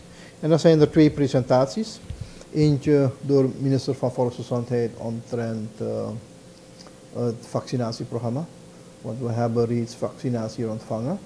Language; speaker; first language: Dutch; native; Dutch